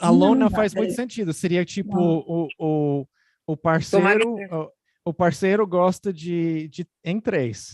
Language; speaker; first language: Portuguese; non-native, fluent; English